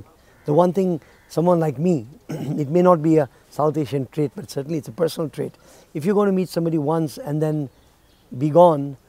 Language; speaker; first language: English; non-native, local second language; Nepali